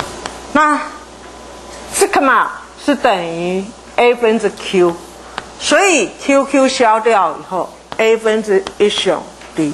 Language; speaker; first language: Chinese; native; Chinese